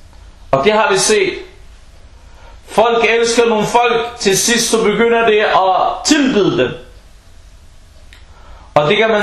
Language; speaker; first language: Danish; non-native, fluent; Arabic